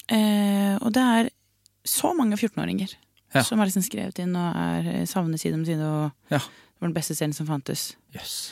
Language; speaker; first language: Norwegian; native; Norwegian